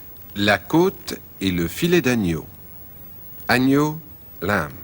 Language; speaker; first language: French; non-native, fluent; English